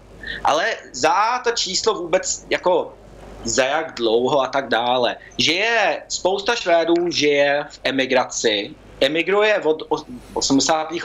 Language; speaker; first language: Czech; early bilingual, heritage; Czech